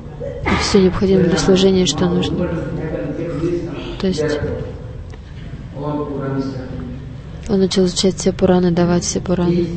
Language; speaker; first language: Russian; non-native, learner; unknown